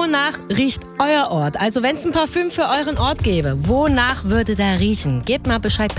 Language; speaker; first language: German; native; German